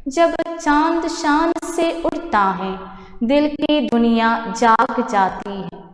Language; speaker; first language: Hindi; non-native, local second language; Malayalam